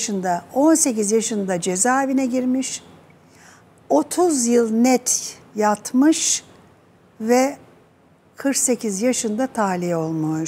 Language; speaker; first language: Turkish; native; Turkish